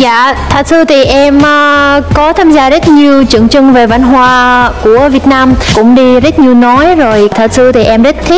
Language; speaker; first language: Vietnamese; non-native, fluent; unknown